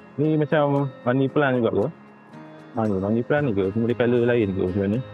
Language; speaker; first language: Malay; native; Malay